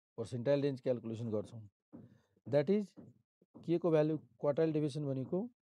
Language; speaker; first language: Nepali; non-native, local second language; Maithili